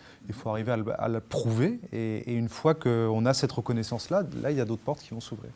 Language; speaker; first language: French; native; French